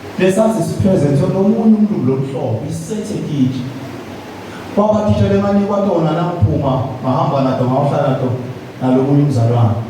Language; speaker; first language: Zulu; non-native, local second language; Swati